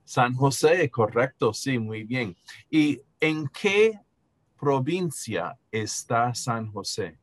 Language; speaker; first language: Spanish; non-native, fluent; English